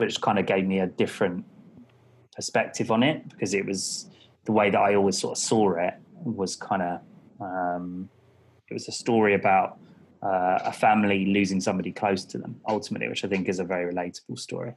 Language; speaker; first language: English; native; English